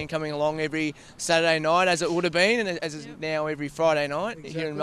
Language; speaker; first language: English; native; English